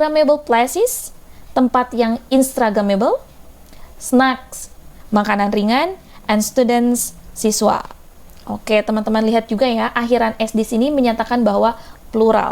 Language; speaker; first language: Indonesian; native; Indonesian